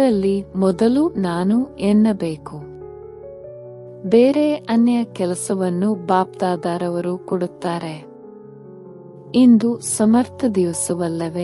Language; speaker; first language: Kannada; native; Kannada